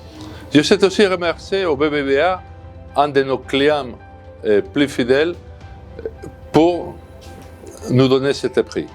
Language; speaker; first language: French; non-native, fluent; Spanish